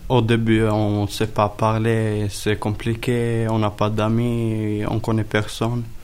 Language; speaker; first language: French; early bilingual, other home language; Albanian